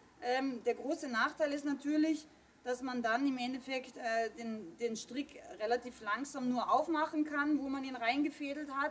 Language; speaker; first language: German; native; German